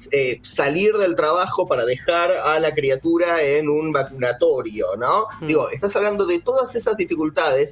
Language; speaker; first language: Spanish; native; Spanish